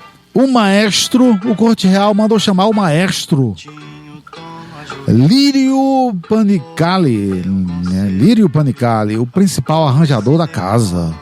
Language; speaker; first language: Portuguese; native; Portuguese